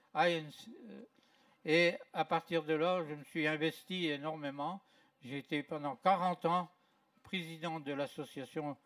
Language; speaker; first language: French; native; French